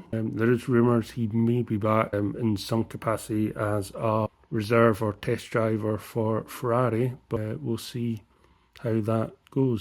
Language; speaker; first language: English; native; English